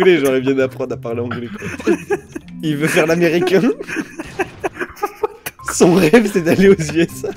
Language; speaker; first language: French; native; French